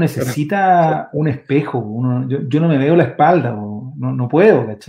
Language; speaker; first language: Spanish; native; Spanish